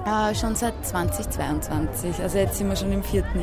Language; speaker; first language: German; native; German